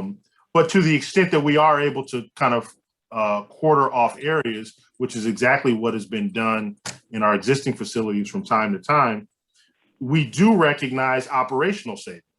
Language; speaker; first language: English; native; English